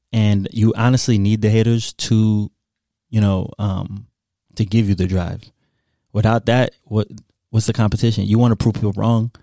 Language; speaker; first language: English; early bilingual, other home language; Haitian Creole